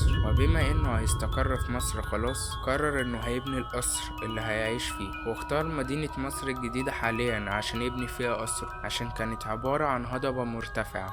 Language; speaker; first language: Arabic; native; Arabic